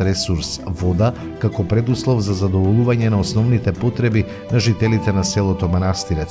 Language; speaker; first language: Macedonian; native; Macedonian